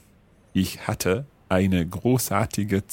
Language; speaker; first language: German; non-native, learner; English